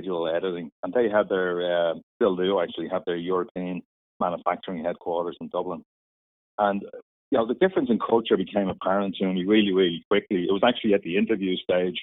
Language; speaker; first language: English; native; English